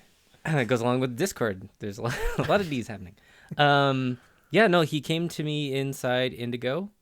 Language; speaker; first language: English; native; English